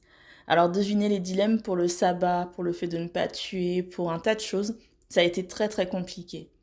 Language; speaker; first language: French; native; French